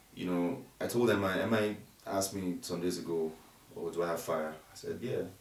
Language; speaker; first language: English; non-native, local second language; Yoruba